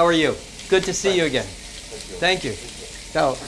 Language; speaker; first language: English; native; English